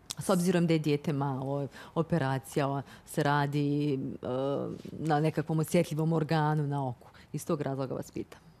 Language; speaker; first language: Bosnian; native; Bosnian